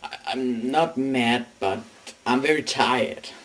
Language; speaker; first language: English; non-native, learner; Danish